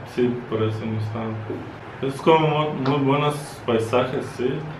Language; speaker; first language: Spanish; non-native, fluent; Russian